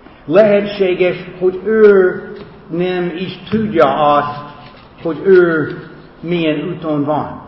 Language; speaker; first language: Hungarian; non-native, fluent; English